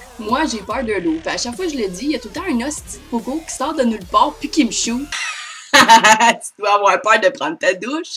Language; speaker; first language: French; native; French